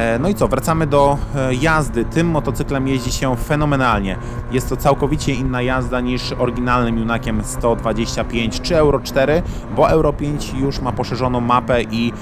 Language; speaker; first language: Polish; native; Polish